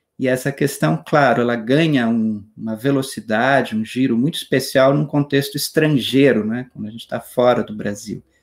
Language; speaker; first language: Portuguese; native; Portuguese